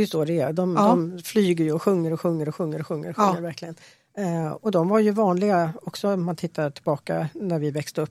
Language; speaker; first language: Swedish; native; Swedish